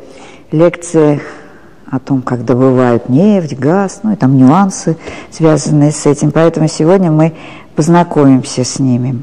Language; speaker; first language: Russian; native; Russian